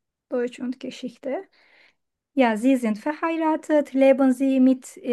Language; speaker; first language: German; non-native, learner; Turkish